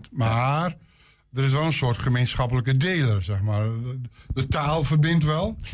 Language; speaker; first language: Dutch; native; Dutch